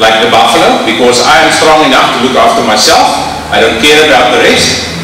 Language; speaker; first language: English; non-native, local second language; Afrikaans